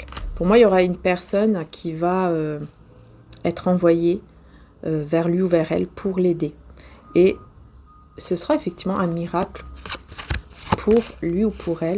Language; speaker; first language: French; native; French